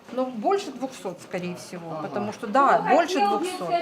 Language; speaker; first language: Russian; native; Russian